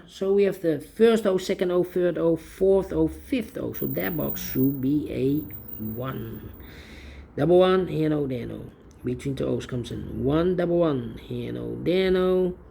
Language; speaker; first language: English; non-native, fluent; Dutch